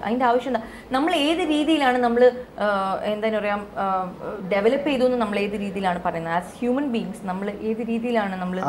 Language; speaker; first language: Malayalam; non-native, local second language; Tamil